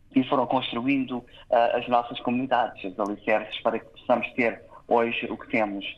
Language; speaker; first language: Portuguese; early bilingual, heritage; English